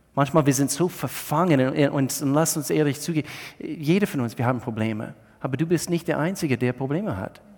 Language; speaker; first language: German; non-native, fluent; English